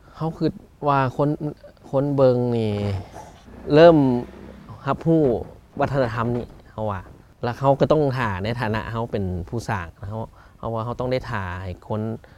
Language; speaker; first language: Lao; early bilingual, heritage; Lao